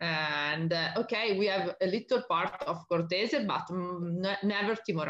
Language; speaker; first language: English; non-native, learner; Italian